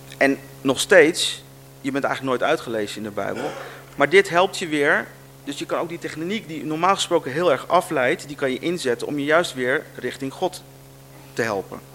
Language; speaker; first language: Dutch; native; Dutch